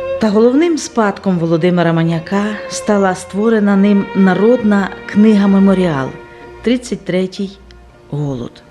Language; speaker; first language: Ukrainian; native; Ukrainian